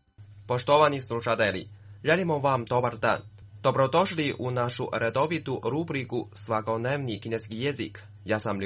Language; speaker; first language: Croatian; non-native, fluent; Chinese